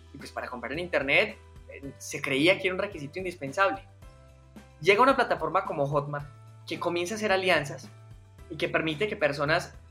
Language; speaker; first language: Spanish; native; Spanish